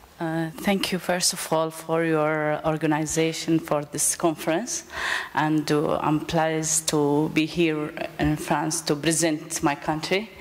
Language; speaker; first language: English; non-native, learner; Arabic